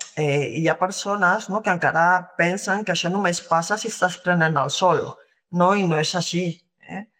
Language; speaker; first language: Catalan; non-native, local second language; Spanish